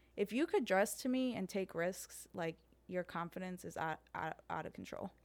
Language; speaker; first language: English; early bilingual, heritage; Serbian